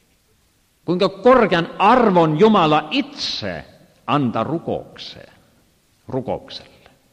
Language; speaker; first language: Finnish; non-native, fluent; Estonian